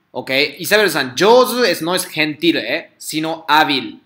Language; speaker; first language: Spanish; non-native, fluent; Japanese